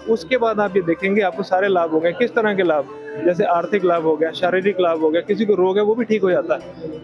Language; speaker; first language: Hindi; native; Hindi